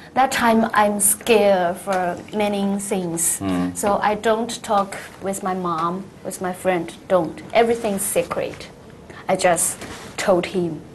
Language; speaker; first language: English; non-native, learner; Chinese